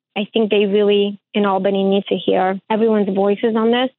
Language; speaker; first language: English; early bilingual, other home language; Ukrainian